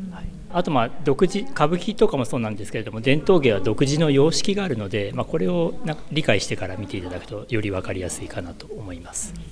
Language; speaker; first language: Japanese; native; Japanese